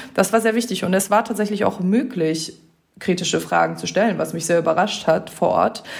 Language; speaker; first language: German; early bilingual, other home language; Persian